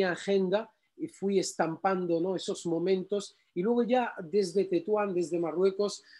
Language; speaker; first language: Spanish; non-native, fluent; Arabic